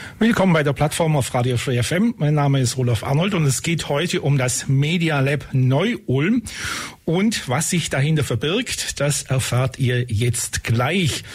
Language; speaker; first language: German; native; German